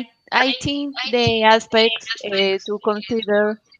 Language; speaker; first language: English; non-native, learner; Spanish